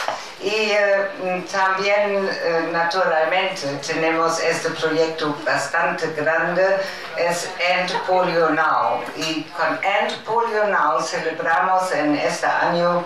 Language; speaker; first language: Spanish; non-native, learner; German